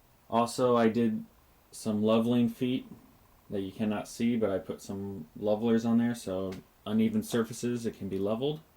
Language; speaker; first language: English; native; English